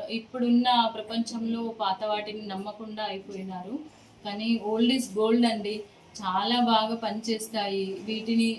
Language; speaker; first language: Telugu; native; Telugu